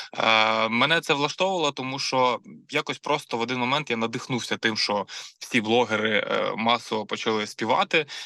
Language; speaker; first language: Ukrainian; non-native, local second language; Russian